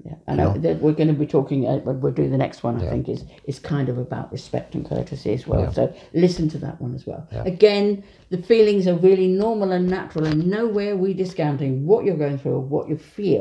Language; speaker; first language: English; native; English